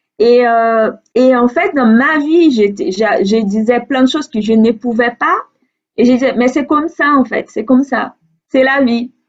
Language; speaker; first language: French; non-native, fluent; Portuguese